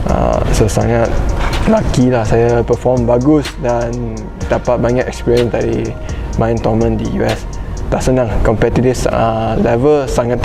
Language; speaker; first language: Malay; non-native, local second language; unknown